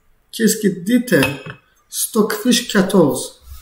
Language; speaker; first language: French; non-native, fluent; Azerbaijani